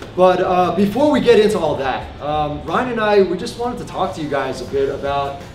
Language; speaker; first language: English; early bilingual, other home language; Chinese